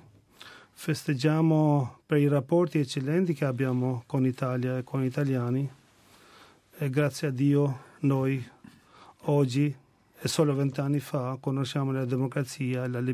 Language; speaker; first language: Italian; non-native, fluent; Albanian